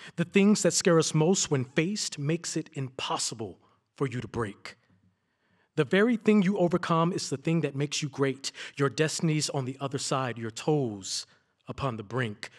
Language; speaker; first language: English; native; English